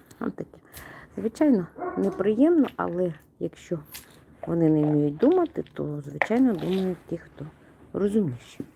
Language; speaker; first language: Ukrainian; non-native, local second language; Russian